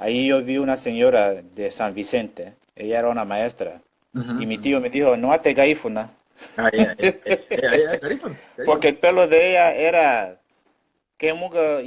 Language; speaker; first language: Spanish; non-native, local second language; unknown